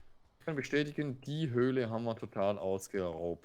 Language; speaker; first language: German; native; German